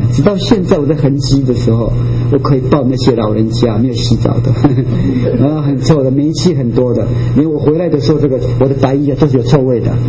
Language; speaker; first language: Chinese; non-native, local second language; Japanese